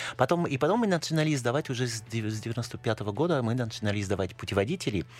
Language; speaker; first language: Russian; non-native, fluent; French